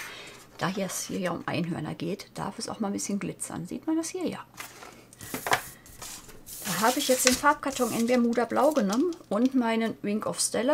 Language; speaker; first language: German; native; German